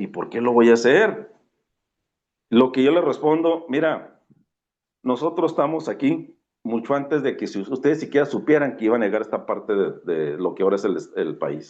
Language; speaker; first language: Spanish; native; Spanish